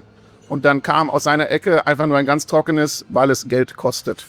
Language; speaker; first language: German; native; German